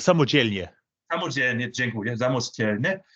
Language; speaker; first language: Polish; non-native, learner; German